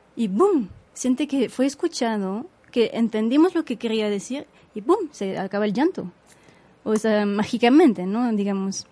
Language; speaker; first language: Spanish; non-native, fluent; French